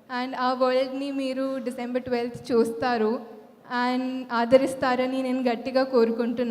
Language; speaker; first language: Telugu; non-native, fluent; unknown